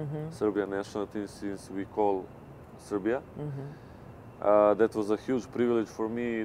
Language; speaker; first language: English; non-native, fluent; Serbian